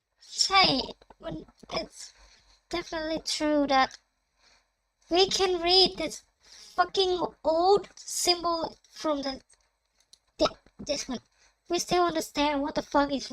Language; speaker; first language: English; non-native, fluent; Thai